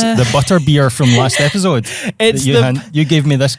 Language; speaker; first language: English; native; English